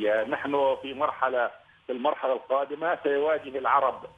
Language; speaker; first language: Arabic; native; Arabic